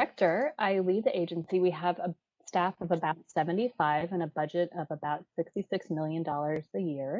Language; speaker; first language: English; native; English